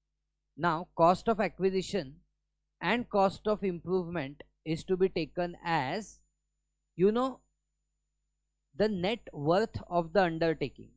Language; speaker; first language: English; non-native, local second language; Hindi